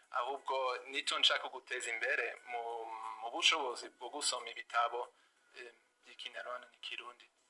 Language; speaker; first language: Kinyarwanda; non-native, fluent; English